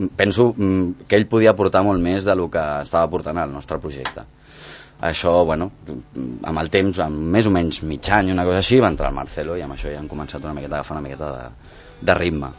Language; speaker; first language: Catalan; non-native, local second language; Spanish